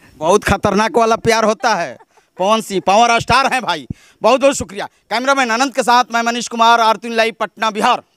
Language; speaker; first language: Hindi; native; Hindi